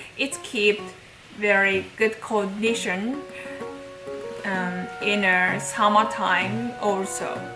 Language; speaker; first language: English; non-native, learner; Japanese